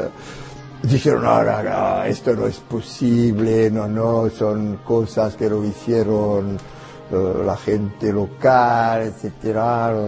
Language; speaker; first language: Spanish; non-native, fluent; French